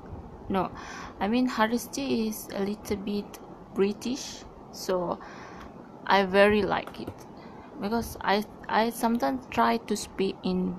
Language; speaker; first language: English; non-native, learner; Malay